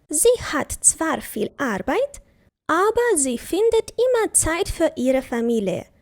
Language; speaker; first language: German; non-native, fluent; Ukrainian